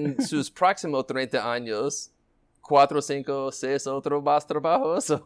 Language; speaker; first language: Spanish; non-native, learner; English